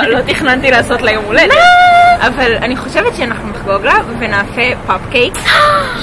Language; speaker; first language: Hebrew; native; Hebrew